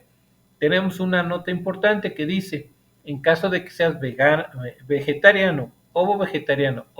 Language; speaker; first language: Spanish; native; Spanish